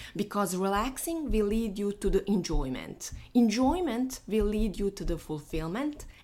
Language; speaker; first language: English; non-native, fluent; Bosnian